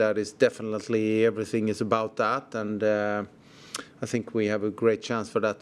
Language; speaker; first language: English; non-native, fluent; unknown